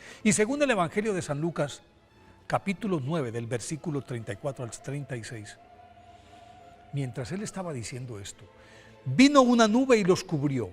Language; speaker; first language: Spanish; native; Spanish